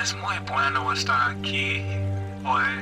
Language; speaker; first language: Spanish; non-native, learner; English